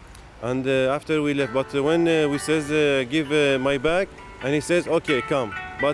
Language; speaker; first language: English; non-native, learner; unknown